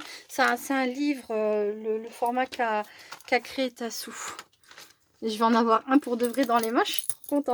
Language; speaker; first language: French; native; French